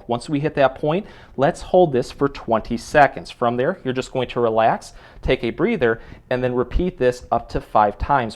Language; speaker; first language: English; native; English